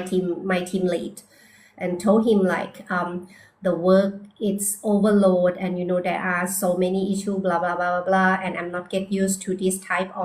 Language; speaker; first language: English; non-native, learner; Thai